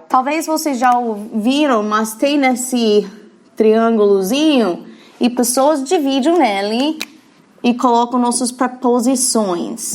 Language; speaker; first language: Portuguese; non-native, fluent; English